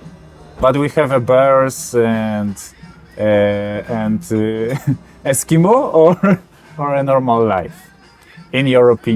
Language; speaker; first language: English; non-native, learner; Polish